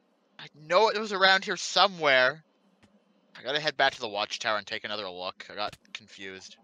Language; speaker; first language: English; native; English